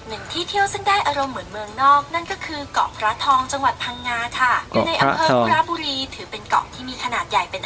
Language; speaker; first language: Thai; native; Thai